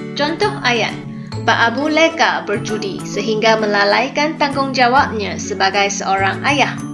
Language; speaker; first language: Malay; non-native, local second language; Chinese